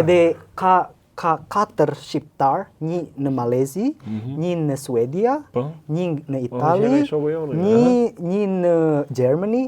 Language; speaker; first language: Albanian; non-native, learner; Indonesian